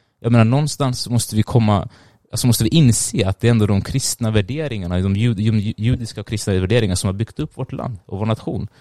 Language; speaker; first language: Swedish; early bilingual, other home language; Tigrinya